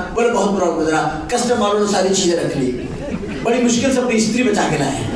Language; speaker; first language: Urdu; native; Urdu